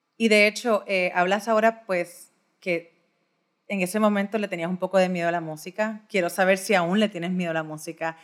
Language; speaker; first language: Spanish; early bilingual, heritage; Spanish